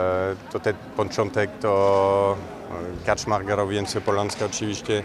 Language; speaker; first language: Polish; non-native, fluent; French